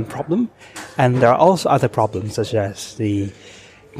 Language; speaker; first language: English; non-native, fluent; Thai